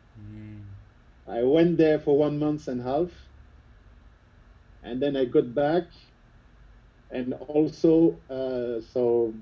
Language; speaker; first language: English; non-native, fluent; French